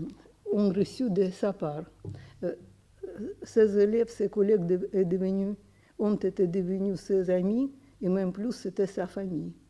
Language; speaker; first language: French; non-native, fluent; Russian